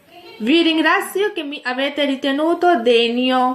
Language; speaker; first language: Italian; non-native, fluent; Urdu